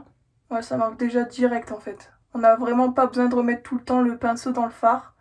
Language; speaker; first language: French; native; French